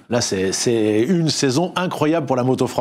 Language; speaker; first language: French; native; French